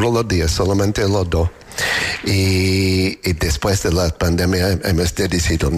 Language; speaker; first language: Spanish; non-native, learner; English